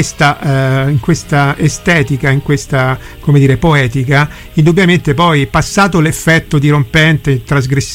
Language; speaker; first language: Italian; native; Italian